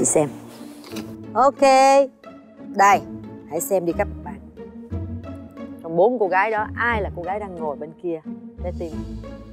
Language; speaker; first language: Vietnamese; native; Vietnamese